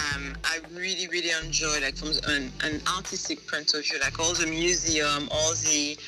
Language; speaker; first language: English; non-native, fluent; French